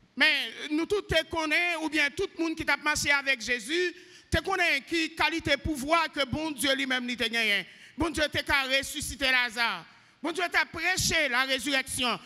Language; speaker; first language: French; non-native, local second language; Haitian Creole